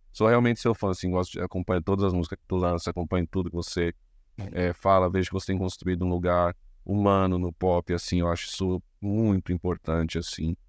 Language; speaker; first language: Portuguese; native; Portuguese